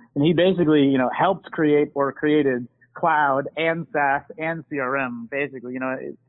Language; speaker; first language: English; native; English